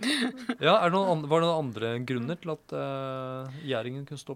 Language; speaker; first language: Norwegian; native; Norwegian